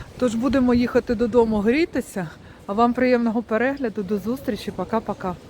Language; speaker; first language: Ukrainian; non-native, local second language; Russian